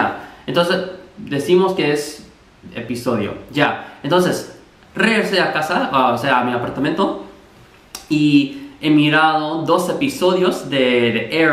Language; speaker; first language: Spanish; non-native, fluent; English